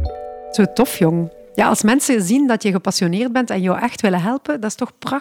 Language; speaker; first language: Dutch; native; Dutch